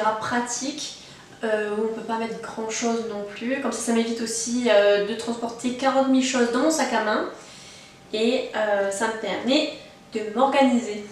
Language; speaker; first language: French; native; French